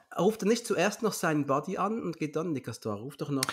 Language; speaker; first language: German; native; German